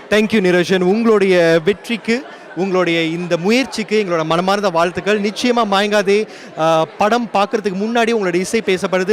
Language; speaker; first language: Tamil; native; Tamil